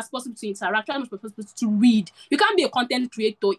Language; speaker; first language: English; non-native, local second language; Igbo